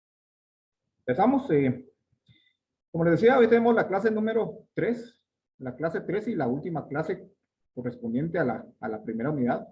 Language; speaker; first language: Spanish; native; Spanish